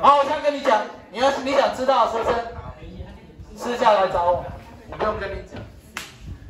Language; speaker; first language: Chinese; native; Chinese